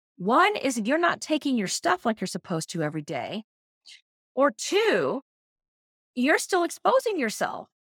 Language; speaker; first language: English; native; English